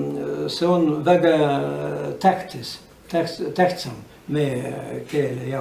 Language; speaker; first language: Estonian; non-native, learner; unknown